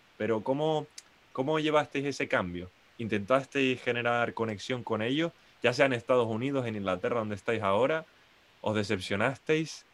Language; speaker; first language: Spanish; native; Spanish